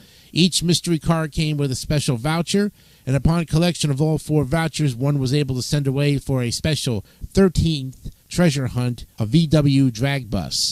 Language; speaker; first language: English; native; English